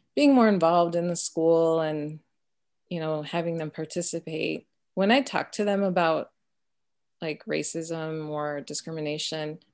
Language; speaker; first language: English; early bilingual, other home language; Spanish